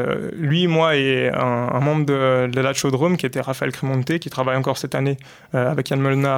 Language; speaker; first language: French; native; French